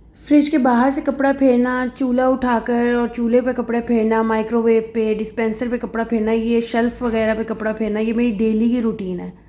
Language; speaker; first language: Urdu; non-native, local second language; Punjabi